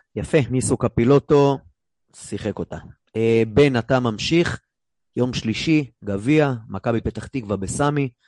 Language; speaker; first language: Hebrew; native; Hebrew